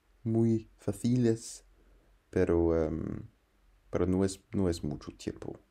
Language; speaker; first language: Spanish; non-native, learner; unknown